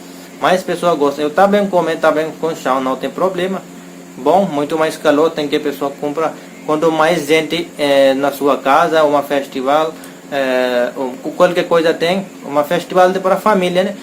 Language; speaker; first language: Portuguese; non-native, learner; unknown